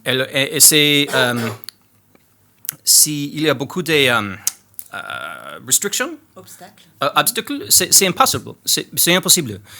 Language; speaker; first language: French; non-native, learner; English